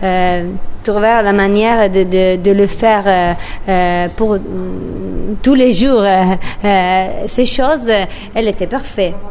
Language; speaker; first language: French; non-native, learner; Italian